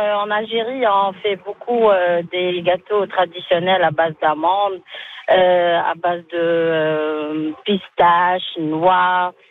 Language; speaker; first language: French; non-native, local second language; Arabic